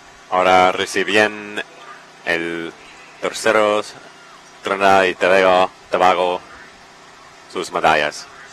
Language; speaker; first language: Spanish; non-native, learner; English